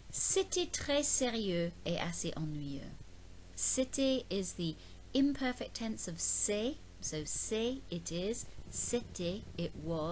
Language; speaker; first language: French; non-native, fluent; English